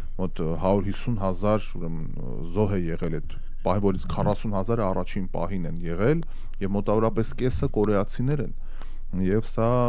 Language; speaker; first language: Armenian; native; Armenian